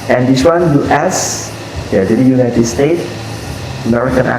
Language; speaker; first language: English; non-native, fluent; Indonesian